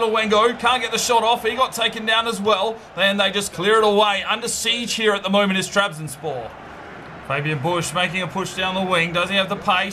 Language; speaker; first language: English; native; English